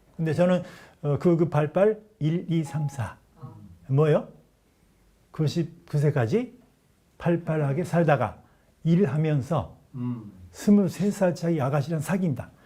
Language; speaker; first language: Korean; non-native, fluent; Japanese